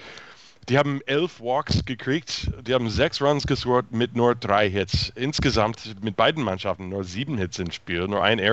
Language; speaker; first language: German; non-native, fluent; English